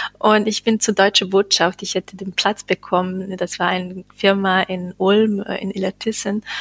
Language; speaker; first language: German; non-native, fluent; Bosnian